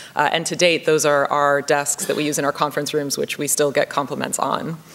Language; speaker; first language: English; native; English